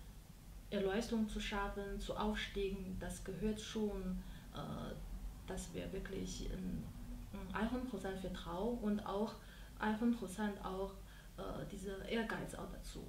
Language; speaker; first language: German; non-native, fluent; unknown